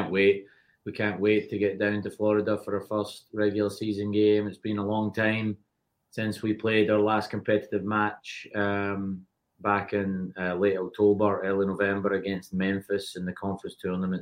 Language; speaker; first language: English; native; English